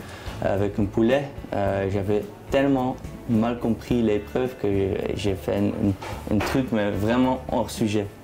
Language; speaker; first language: French; non-native, fluent; Dutch